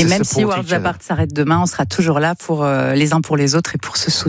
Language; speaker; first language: French; native; French